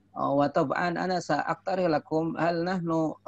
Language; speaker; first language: Arabic; non-native, fluent; Indonesian